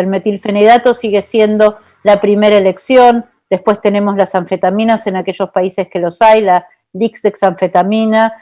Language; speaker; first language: Spanish; native; Spanish